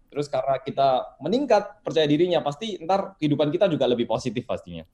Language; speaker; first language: Indonesian; early bilingual, other home language; Korean